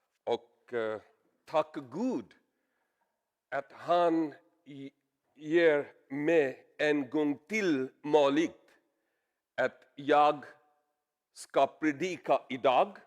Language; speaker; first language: Swedish; non-native, learner; Urdu